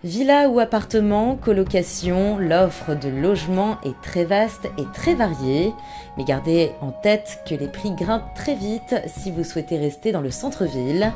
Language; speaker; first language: French; native; French